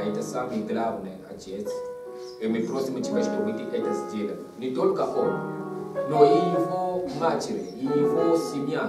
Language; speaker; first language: Russian; non-native, fluent; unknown